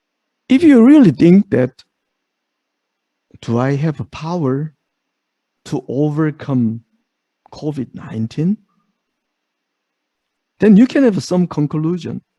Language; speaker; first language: English; non-native, fluent; Korean